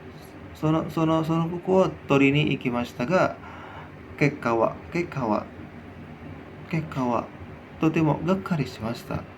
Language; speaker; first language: Japanese; non-native, learner; Indonesian